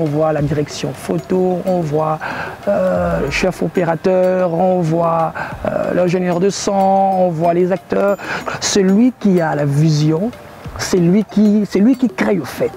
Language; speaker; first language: French; non-native, local second language; Lingala